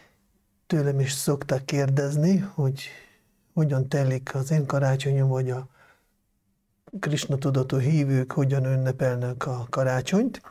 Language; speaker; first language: Hungarian; non-native, local second language; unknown